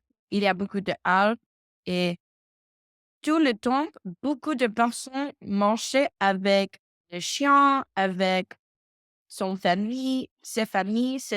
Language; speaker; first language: French; non-native, learner; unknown